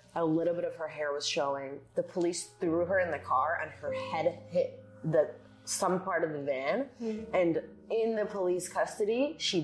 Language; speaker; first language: English; early bilingual, other home language; Persian